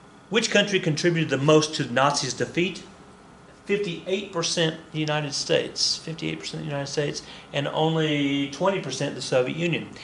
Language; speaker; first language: English; native; English